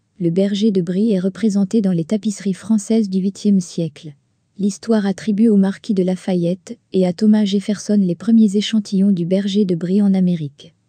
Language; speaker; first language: French; native; French